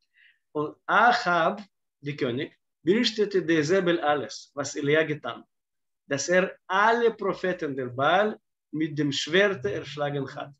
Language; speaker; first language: German; non-native, fluent; Russian